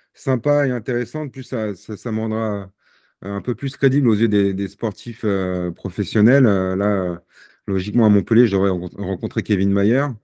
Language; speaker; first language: French; native; French